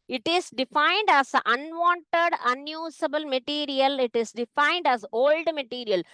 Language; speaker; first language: English; non-native, local second language; Tamil